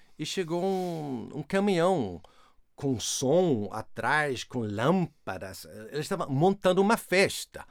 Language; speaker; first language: Portuguese; non-native, fluent; Swedish